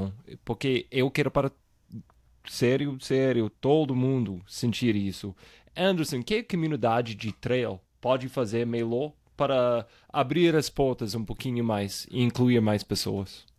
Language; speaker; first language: Portuguese; non-native, fluent; English